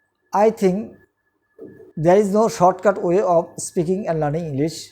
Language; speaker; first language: English; non-native, local second language; Bangla